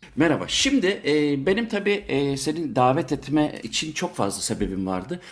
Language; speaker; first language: Turkish; native; Turkish